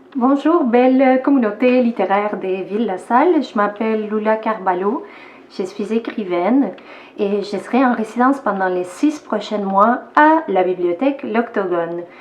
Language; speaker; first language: French; non-native, fluent; Spanish